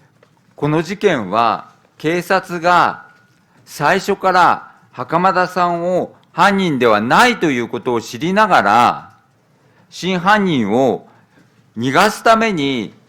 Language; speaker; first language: Japanese; native; Japanese